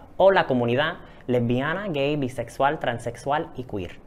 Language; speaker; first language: Spanish; early bilingual, heritage; Spanish